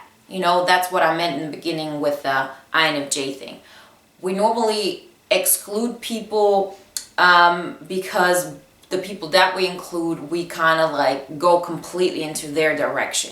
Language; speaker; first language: English; non-native, fluent; Bulgarian